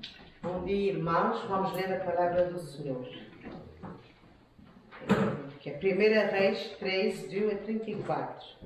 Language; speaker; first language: Portuguese; native; Portuguese